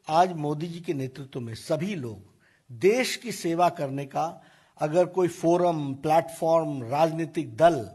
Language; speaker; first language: Hindi; native; Hindi